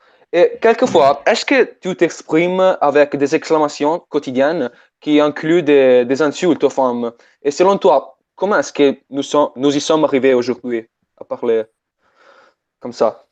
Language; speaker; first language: French; non-native, fluent; Italian